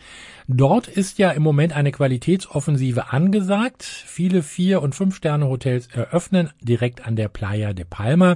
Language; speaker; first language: German; native; German